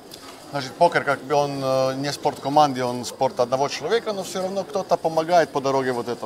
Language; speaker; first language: Russian; early bilingual, heritage; Russian